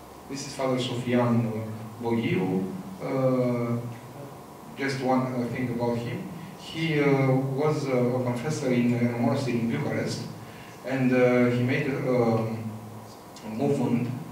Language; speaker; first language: English; non-native, fluent; Romanian